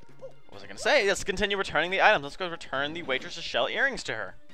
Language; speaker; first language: English; native; English